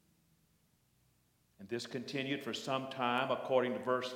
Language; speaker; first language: English; native; English